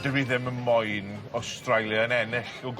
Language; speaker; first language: Welsh; non-native, learner; English